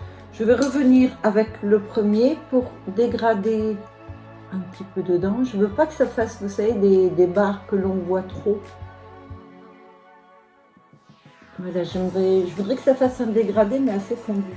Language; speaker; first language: French; native; French